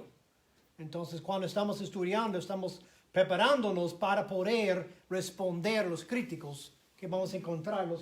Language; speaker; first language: Spanish; non-native, fluent; English